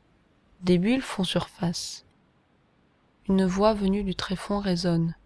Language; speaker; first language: French; native; French